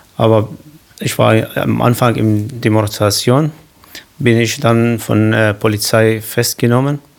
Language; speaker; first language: German; non-native, learner; Kurdish